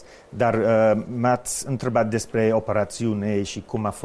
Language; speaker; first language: Romanian; non-native, fluent; English